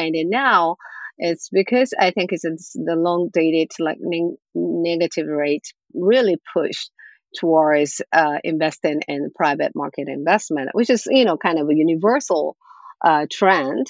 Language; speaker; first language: English; non-native, fluent; Japanese